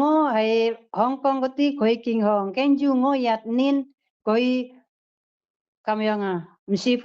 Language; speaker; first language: Cantonese; non-native, learner; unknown